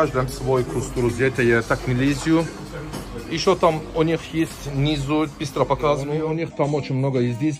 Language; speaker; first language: Russian; non-native, learner; Turkish